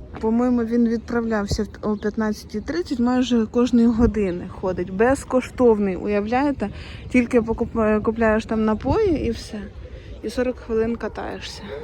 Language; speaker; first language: Ukrainian; non-native, local second language; Russian